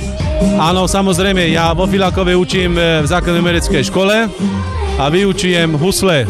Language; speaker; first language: Slovak; non-native, local second language; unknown